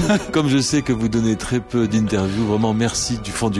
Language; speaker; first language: French; native; French